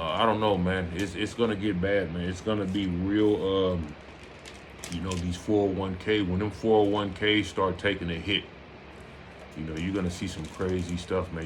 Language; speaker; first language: English; native; English